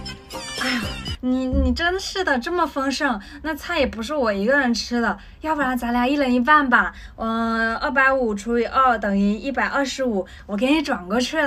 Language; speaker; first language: Chinese; native; Chinese